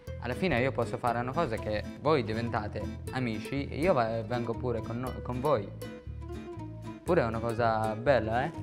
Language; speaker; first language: Italian; non-native, learner; Arabic